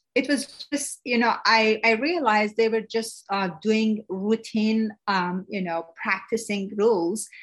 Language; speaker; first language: English; non-native, fluent; Persian